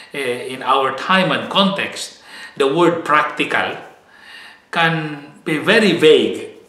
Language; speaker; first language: English; non-native, fluent; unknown